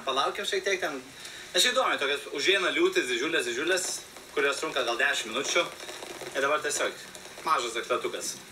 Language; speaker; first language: Lithuanian; native; Lithuanian